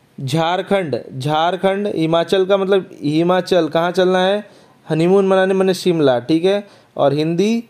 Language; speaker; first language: Hindi; native; Hindi